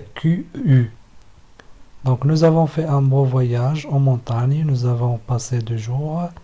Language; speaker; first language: French; non-native, local second language; Arabic